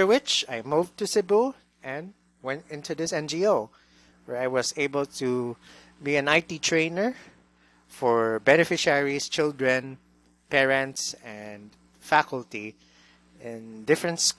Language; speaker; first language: English; non-native, local second language; Cebuano